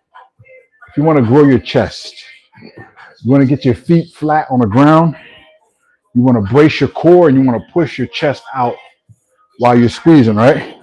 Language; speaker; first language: English; native; English